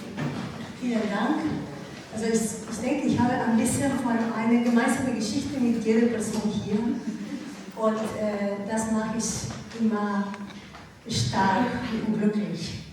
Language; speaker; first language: German; non-native, learner; Ukrainian